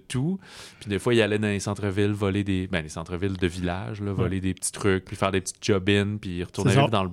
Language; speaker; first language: French; native; French